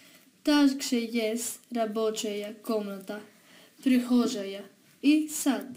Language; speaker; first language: Russian; non-native, learner; Greek